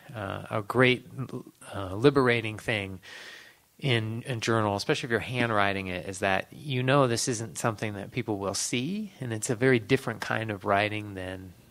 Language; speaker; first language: English; native; English